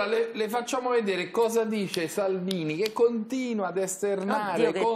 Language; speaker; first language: Italian; native; Italian